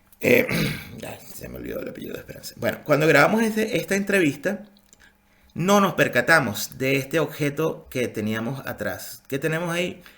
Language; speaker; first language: Spanish; native; Spanish